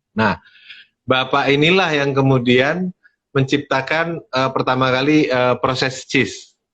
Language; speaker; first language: Indonesian; native; Indonesian